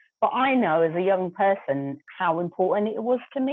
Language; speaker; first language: English; non-native, local second language; Gujarati